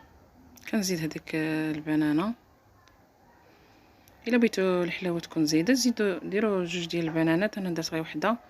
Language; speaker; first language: Arabic; native; Arabic